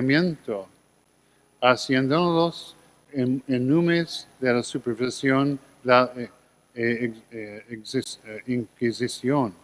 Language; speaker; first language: Spanish; non-native, learner; English